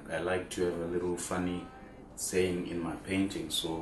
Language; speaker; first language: English; non-native, local second language; Shona